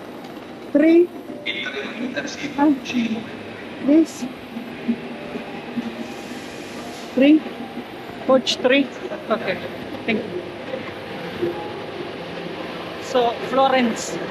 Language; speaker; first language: English; non-native, local second language; Filipino